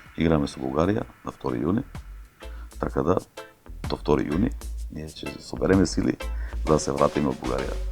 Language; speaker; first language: Macedonian; non-native, local second language; Albanian